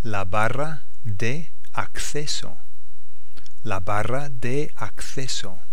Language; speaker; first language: Spanish; non-native, learner; English